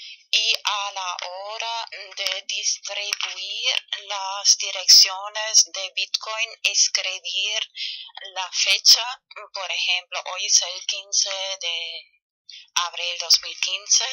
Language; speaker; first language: Spanish; non-native, learner; German